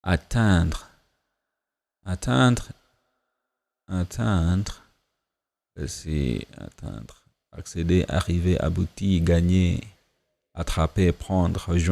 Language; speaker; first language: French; non-native, fluent; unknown